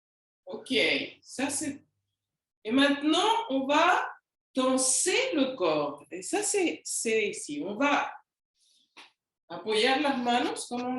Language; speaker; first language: French; non-native, learner; Spanish